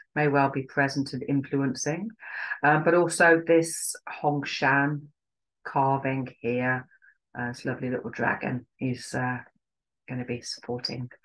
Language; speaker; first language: English; native; English